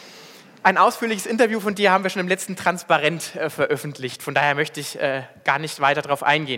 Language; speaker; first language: German; native; German